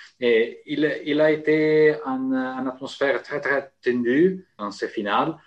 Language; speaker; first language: French; non-native, fluent; Italian